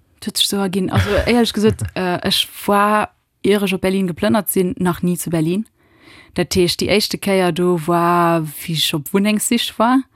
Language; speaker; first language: Luxembourgish; early bilingual, other home language; Italian